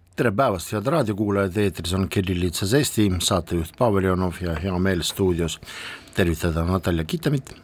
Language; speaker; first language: Estonian; non-native, local second language; Russian